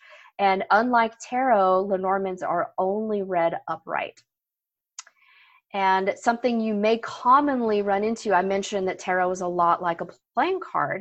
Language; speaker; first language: English; native; English